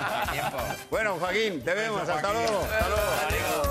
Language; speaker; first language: Spanish; native; Spanish